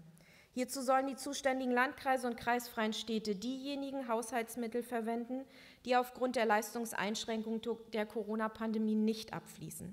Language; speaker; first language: German; native; German